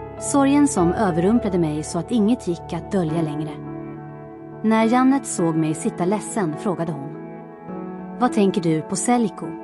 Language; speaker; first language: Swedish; non-native, fluent; Croatian